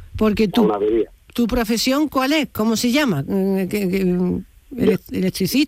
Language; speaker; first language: Spanish; native; Spanish